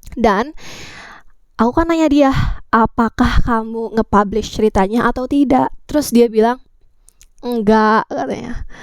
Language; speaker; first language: Indonesian; native; Indonesian